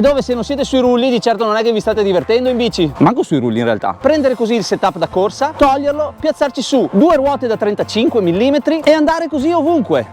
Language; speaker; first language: Italian; native; Italian